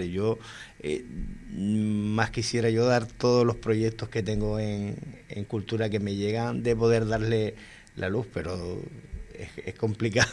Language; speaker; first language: Spanish; native; Spanish